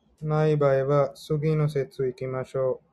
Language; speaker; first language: Japanese; non-native, learner; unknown